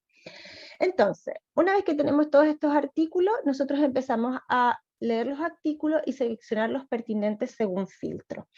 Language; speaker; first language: Spanish; native; Spanish